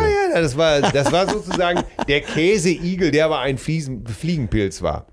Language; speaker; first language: German; native; German